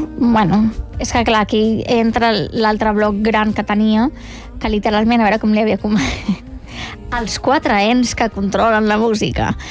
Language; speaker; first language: Catalan; native; Catalan